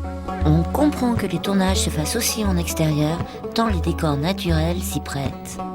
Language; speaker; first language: French; native; French